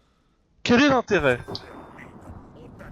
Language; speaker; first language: French; native; French